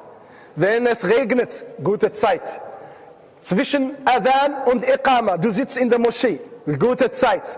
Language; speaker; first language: German; non-native, fluent; Arabic